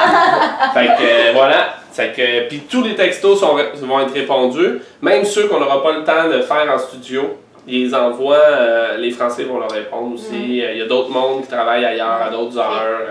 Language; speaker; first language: French; native; French